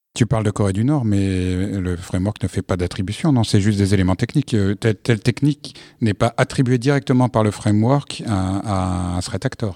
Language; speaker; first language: French; native; French